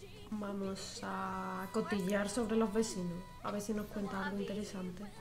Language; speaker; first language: Spanish; native; Spanish